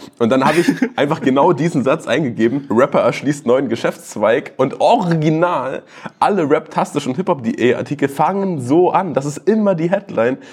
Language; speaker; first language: German; native; German